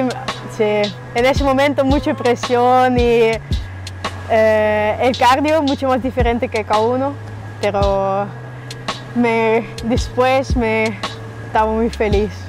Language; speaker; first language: Spanish; non-native, learner; German